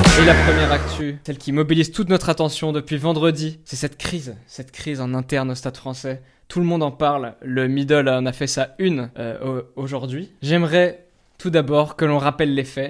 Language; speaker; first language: French; native; French